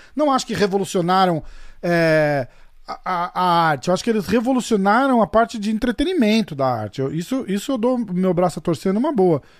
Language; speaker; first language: Portuguese; native; Portuguese